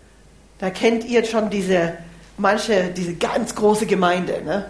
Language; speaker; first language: German; non-native, fluent; English